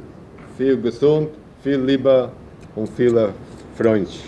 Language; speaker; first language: German; non-native, learner; Spanish